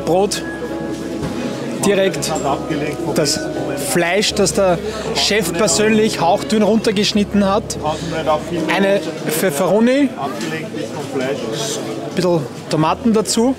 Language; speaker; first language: German; native; German